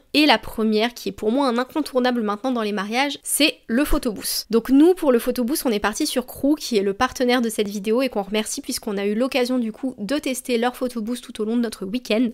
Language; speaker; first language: French; native; French